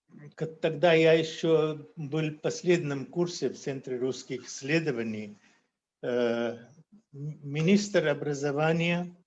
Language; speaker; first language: Russian; non-native, fluent; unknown